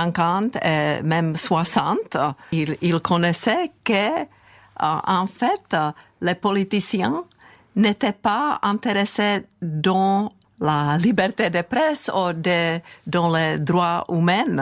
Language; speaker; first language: French; non-native, fluent; Czech